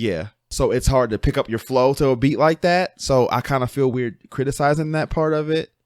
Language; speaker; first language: English; native; English